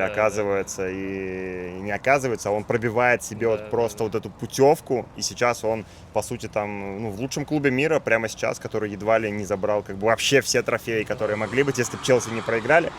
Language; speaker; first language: Russian; native; Russian